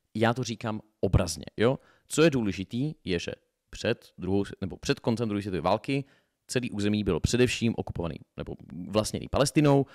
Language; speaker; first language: Czech; non-native, fluent; Russian